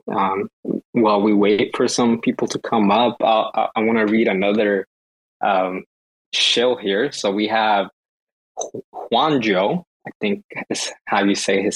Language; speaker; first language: English; native; English